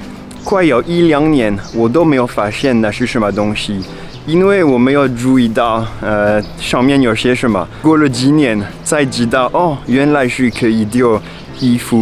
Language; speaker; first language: Chinese; non-native, fluent; French